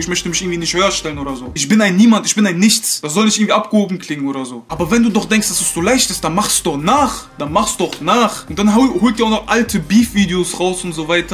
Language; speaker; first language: German; native; German